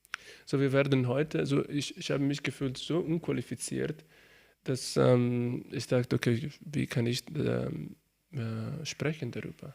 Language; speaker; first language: German; non-native, learner; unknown